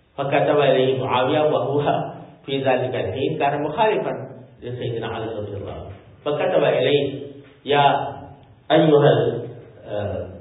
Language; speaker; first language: Arabic; non-native, fluent; Urdu